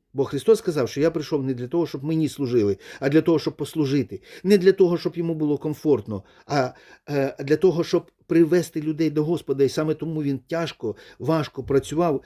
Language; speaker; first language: Ukrainian; non-native, local second language; Russian